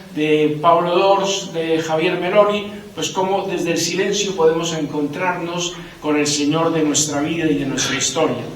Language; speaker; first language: Spanish; native; Spanish